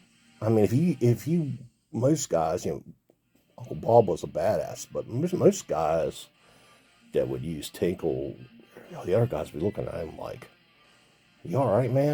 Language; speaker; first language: English; native; English